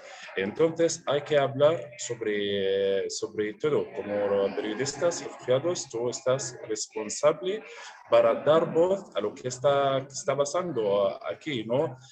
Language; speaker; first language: Spanish; non-native, learner; Arabic